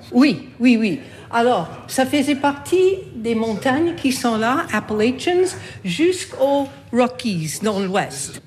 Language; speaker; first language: French; non-native, fluent; English